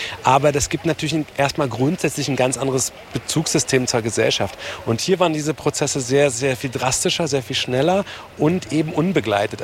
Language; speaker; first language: German; native; German